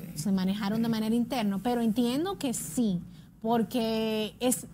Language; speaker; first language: Spanish; native; Spanish